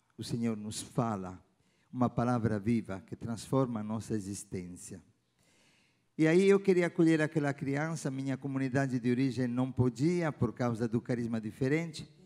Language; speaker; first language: Portuguese; non-native, fluent; Italian